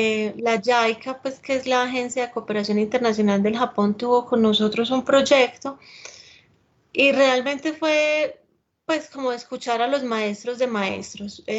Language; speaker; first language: Spanish; native; Spanish